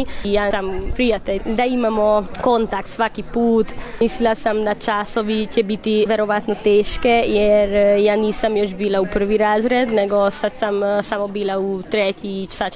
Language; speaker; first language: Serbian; non-native, local second language; Hungarian